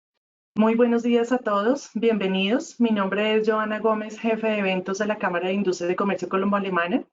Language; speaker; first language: Spanish; native; Spanish